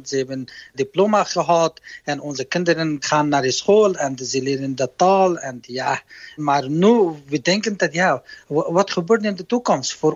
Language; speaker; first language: Dutch; non-native, learner; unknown